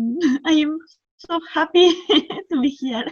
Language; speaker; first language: English; non-native, fluent; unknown